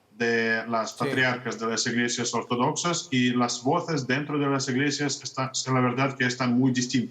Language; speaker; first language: Spanish; non-native, fluent; Russian